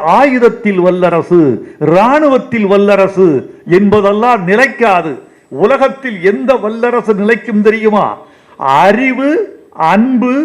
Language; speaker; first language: Tamil; native; Tamil